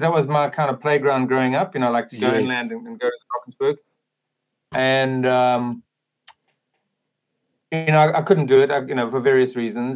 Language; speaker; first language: English; native; English